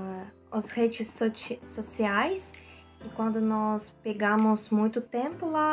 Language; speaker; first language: Portuguese; non-native, learner; Russian